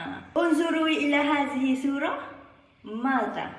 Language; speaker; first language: Arabic; non-native, learner; Malay